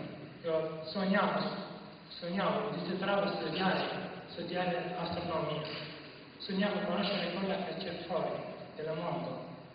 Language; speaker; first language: Italian; non-native, learner; Kurdish